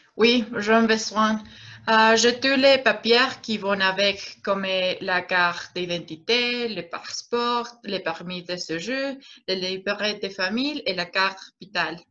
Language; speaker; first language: French; non-native, learner; Spanish